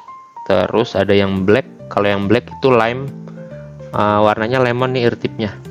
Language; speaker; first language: Indonesian; native; Indonesian